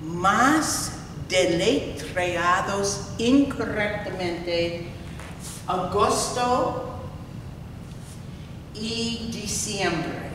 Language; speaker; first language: Spanish; non-native, fluent; English